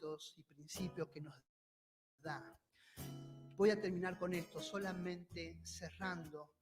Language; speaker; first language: Spanish; native; Spanish